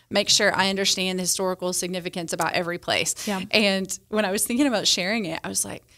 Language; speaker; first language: English; native; English